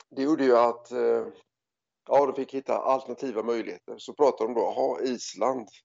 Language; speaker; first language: Swedish; native; Swedish